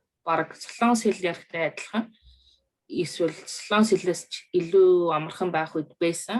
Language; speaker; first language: Mongolian; early bilingual, other home language; Korean